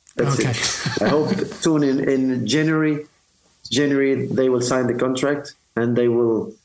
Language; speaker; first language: English; non-native, fluent; Arabic